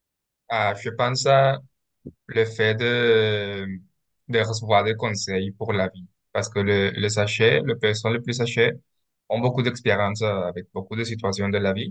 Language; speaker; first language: French; non-native, learner; Spanish